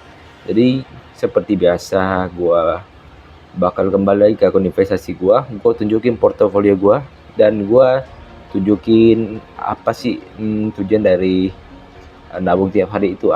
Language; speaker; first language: Indonesian; native; Indonesian